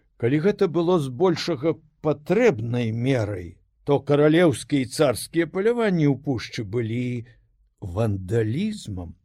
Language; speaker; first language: Belarusian; native; Belarusian